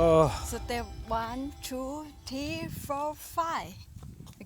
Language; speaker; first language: English; non-native, learner; Thai